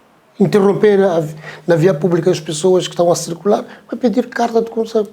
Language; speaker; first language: Portuguese; non-native, local second language; Tsonga